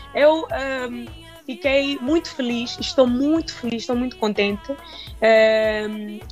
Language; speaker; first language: Portuguese; non-native, local second language; Makhuwa